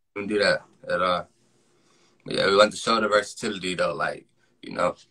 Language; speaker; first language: English; native; English